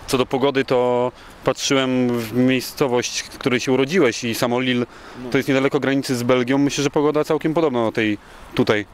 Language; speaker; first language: Polish; native; Polish